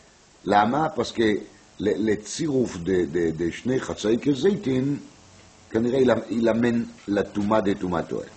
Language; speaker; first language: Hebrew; non-native, fluent; French